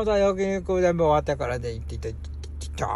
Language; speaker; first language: Japanese; native; Japanese